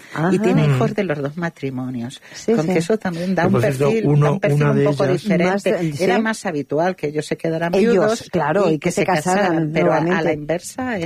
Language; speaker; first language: Spanish; native; Spanish